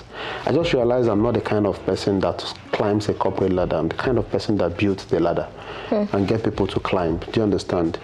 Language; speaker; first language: English; non-native, local second language; Igbo